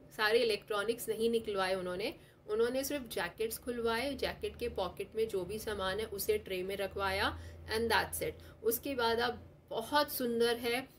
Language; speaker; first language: Hindi; non-native, local second language; Telugu